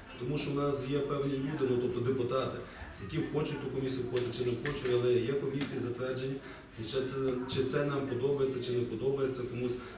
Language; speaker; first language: Ukrainian; native; Ukrainian